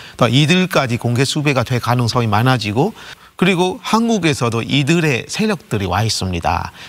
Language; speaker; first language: Korean; non-native, fluent; Burmese